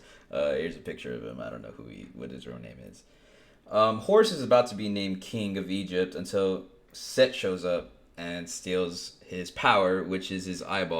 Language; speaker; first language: English; native; English